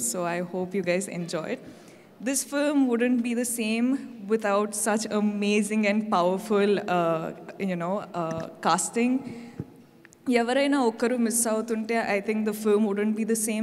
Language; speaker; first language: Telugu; non-native, fluent; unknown